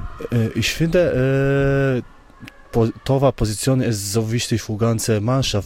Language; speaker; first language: German; non-native, learner; Polish